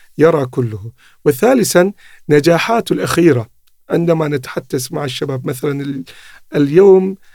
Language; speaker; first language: Arabic; non-native, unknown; Turkish